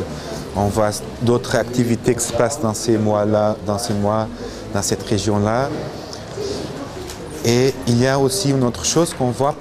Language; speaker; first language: French; non-native, fluent; Portuguese